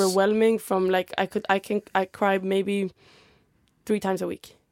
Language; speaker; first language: English; non-native, fluent; Swedish